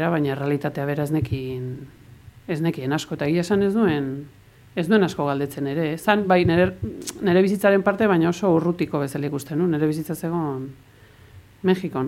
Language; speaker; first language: Basque; early bilingual, heritage; Spanish